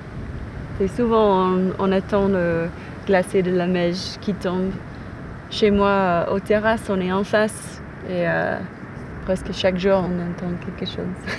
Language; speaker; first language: French; non-native, fluent; English